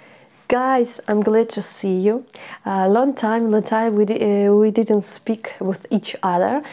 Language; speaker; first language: English; non-native, learner; Russian